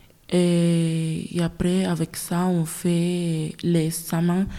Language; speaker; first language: French; non-native, learner; Spanish